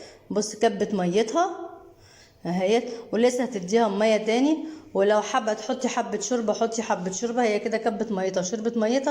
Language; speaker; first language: Arabic; native; Arabic